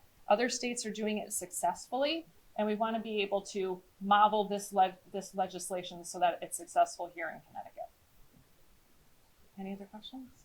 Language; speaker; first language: English; native; English